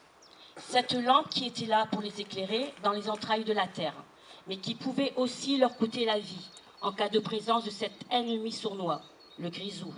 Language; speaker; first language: French; native; French